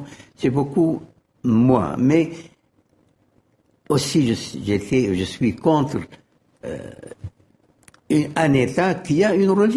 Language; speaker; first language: French; non-native, fluent; Arabic